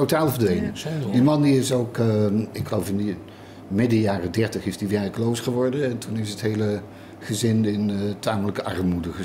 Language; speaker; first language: Dutch; native; Dutch